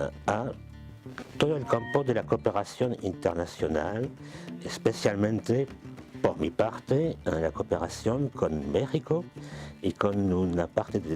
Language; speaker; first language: Spanish; non-native, fluent; French